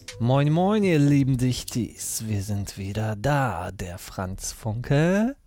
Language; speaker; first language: German; native; German